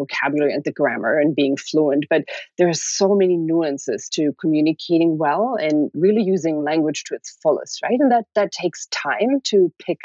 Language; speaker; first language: English; non-native, fluent; German